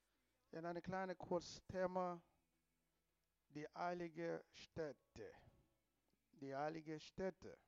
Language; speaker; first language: German; non-native, fluent; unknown